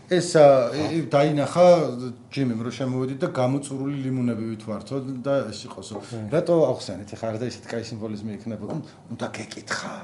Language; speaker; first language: Georgian; native; Georgian